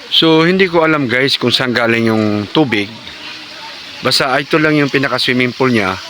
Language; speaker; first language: Filipino; native; Filipino